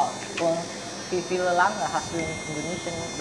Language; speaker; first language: German; non-native, learner; Indonesian